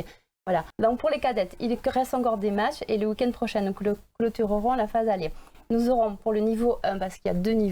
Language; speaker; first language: French; native; French